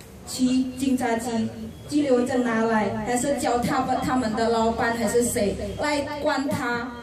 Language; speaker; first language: Chinese; non-native, learner; Indonesian